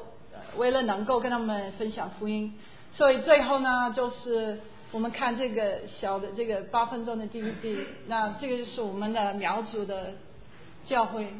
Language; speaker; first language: Chinese; non-native, fluent; English